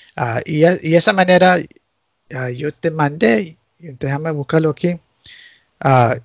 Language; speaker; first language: Spanish; early bilingual, heritage; Spanish